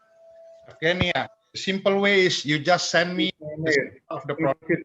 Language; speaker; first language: English; non-native, fluent; Indonesian